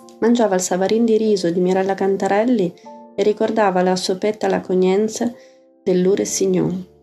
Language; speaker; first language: Italian; native; Italian